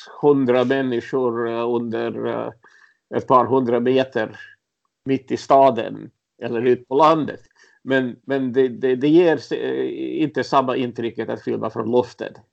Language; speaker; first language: Swedish; early bilingual, other home language; Latvian